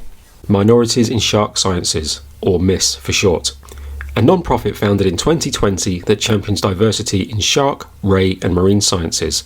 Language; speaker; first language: English; native; English